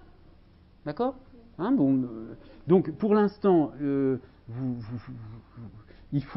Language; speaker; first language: French; native; French